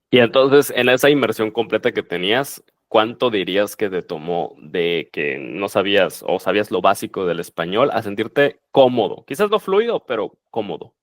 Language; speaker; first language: Spanish; native; Spanish